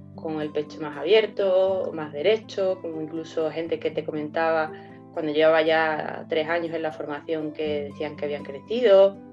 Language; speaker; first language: Spanish; native; Spanish